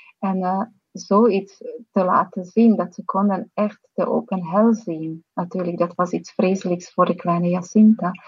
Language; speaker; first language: Dutch; non-native, fluent; Slovak